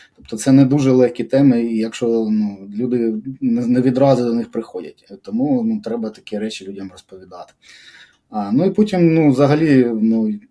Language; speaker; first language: Ukrainian; non-native, local second language; Russian